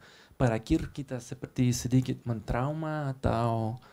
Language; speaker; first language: Indonesian; non-native, learner; Dutch